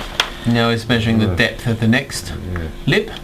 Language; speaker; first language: English; native; English